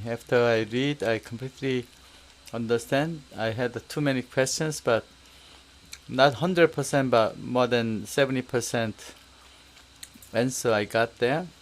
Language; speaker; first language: English; non-native, learner; Korean